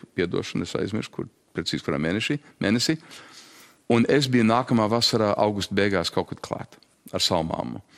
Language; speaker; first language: Latvian; early bilingual, heritage; Latvian